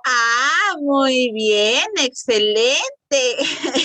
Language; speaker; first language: Spanish; native; Spanish